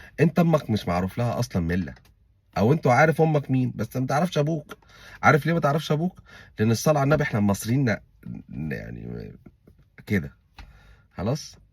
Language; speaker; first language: Egyptian Arabic; native; Egyptian Arabic